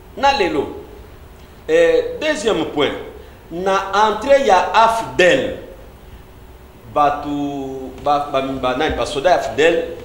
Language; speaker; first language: Lingala; non-native, local second language; Kituba (Democratic Republic of Congo)